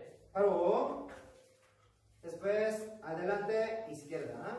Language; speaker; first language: Spanish; non-native, learner; Korean